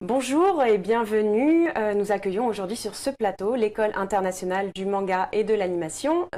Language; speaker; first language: French; native; French